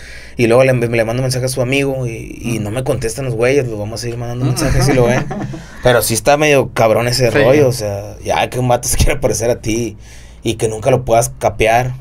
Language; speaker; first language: Spanish; native; Spanish